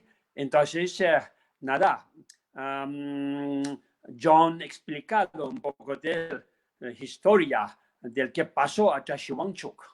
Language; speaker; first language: Spanish; non-native, learner; Tibetan